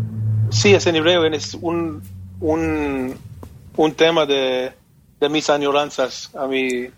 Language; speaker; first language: Spanish; non-native, fluent; Hebrew